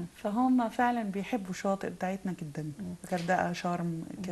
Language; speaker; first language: Arabic; native; Arabic